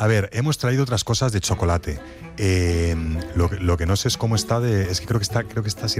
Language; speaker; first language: Spanish; native; Spanish